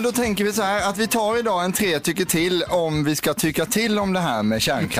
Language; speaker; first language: Swedish; native; Swedish